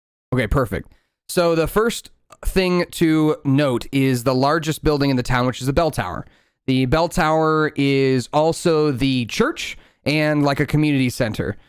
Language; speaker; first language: English; native; English